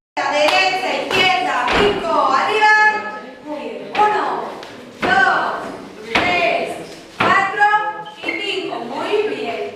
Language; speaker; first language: Spanish; native; Spanish